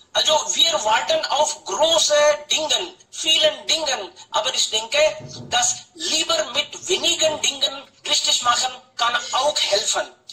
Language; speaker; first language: German; non-native, fluent; Hindi